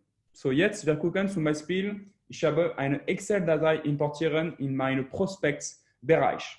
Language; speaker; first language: German; non-native, learner; French